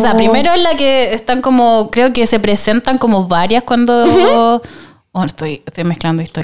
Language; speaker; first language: Spanish; native; Spanish